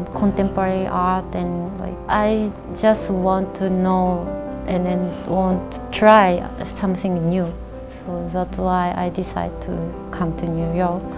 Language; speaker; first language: English; non-native, learner; Japanese